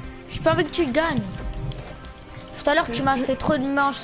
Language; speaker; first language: French; native; French